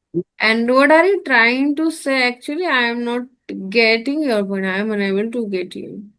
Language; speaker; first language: English; non-native, learner; Hindi